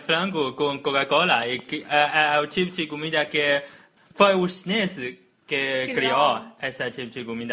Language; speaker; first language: Portuguese; non-native, learner; Chinese